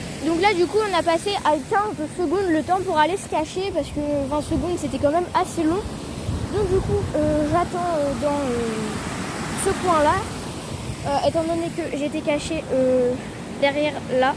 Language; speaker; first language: French; native; French